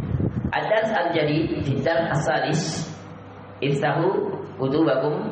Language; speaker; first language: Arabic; non-native, fluent; Indonesian